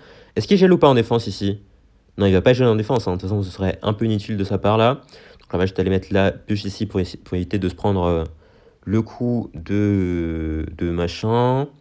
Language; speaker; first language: French; native; French